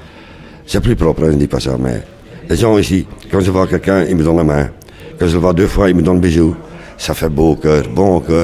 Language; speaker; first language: French; non-native, local second language; Dutch